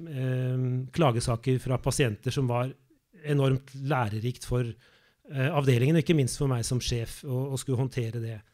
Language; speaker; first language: Norwegian; native; Norwegian